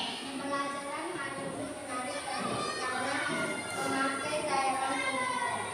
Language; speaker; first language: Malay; non-native, local second language; Tetum